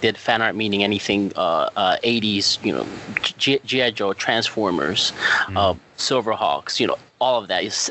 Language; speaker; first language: English; native; English